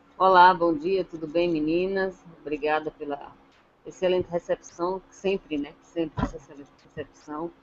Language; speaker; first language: Portuguese; native; Portuguese